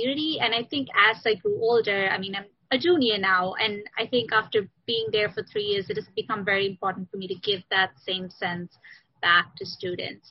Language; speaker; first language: English; non-native, local second language; Sinhala